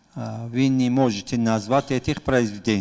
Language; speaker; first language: Russian; non-native, local second language; Tajik